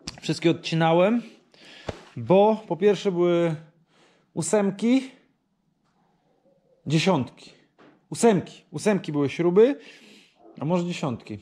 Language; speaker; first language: Polish; native; Polish